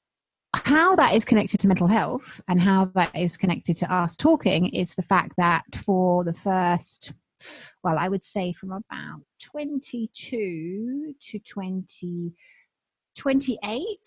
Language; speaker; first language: English; native; English